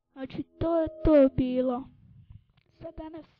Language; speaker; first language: Croatian; native; Croatian